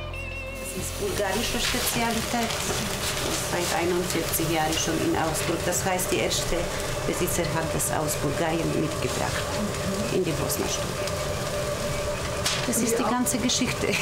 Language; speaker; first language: German; non-native, fluent; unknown